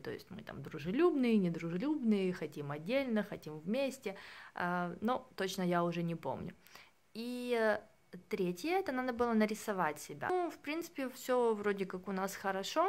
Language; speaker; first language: Russian; native; Russian